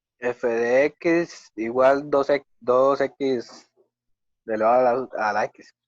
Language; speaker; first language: Spanish; native; Spanish